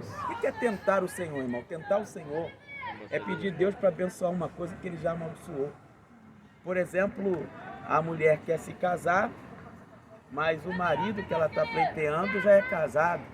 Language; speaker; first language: Portuguese; native; Portuguese